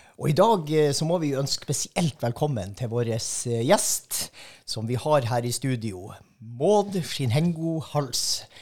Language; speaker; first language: Norwegian; native; Norwegian